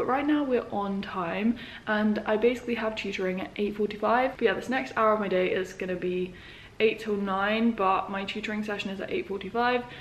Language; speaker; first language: English; native; English